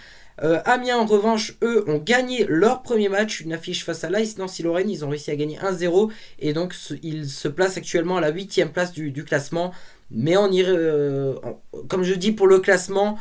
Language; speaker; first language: French; native; French